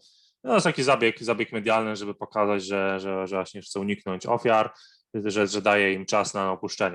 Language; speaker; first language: Polish; non-native, fluent; Arabic